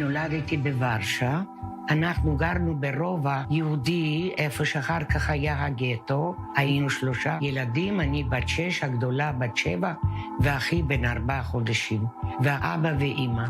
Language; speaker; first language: Hebrew; early bilingual, other home language; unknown